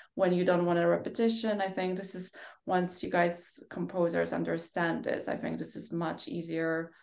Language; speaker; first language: English; non-native, fluent; Polish